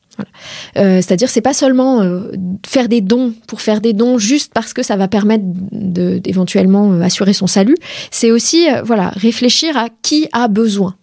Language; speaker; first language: French; native; French